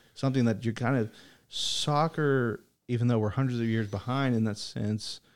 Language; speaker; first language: English; native; English